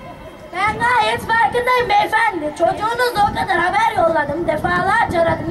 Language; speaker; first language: Turkish; native; Turkish